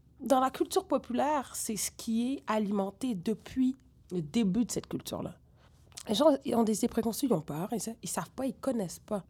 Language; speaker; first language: French; native; French